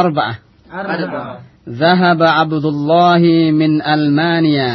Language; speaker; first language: Arabic; non-native, fluent; Indonesian